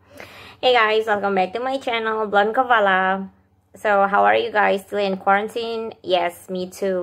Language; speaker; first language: English; non-native, fluent; Indonesian